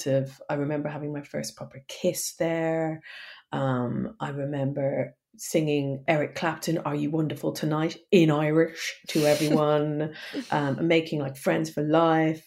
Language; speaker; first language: English; native; English